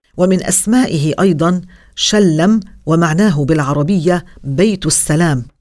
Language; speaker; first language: Arabic; native; Arabic